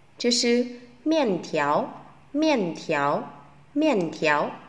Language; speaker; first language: Chinese; non-native, fluent; Vietnamese